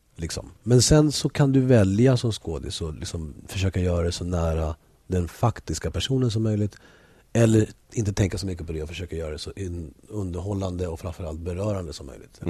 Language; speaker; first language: Swedish; early bilingual, other home language; Spanish